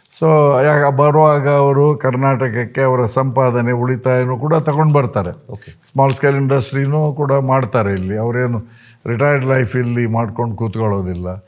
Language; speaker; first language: Kannada; non-native, local second language; Konkani